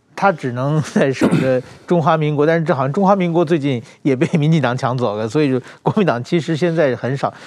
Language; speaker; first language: Chinese; native; Chinese